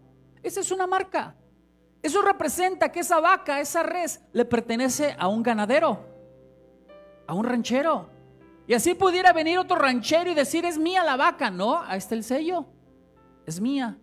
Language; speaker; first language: Spanish; native; Spanish